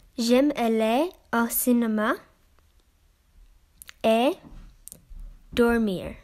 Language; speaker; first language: French; non-native, learner; English